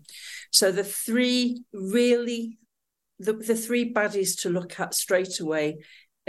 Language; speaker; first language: English; native; English